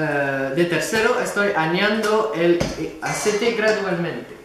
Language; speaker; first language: Spanish; non-native, learner; French